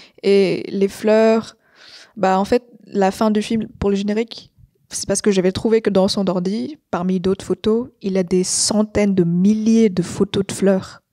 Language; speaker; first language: French; non-native, fluent; Vietnamese